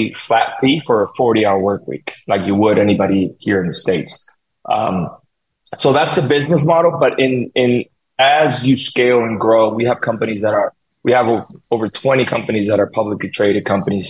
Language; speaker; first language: English; non-native, fluent; Spanish